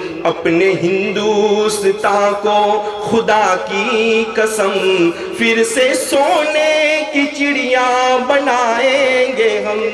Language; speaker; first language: Hindi; native; Hindi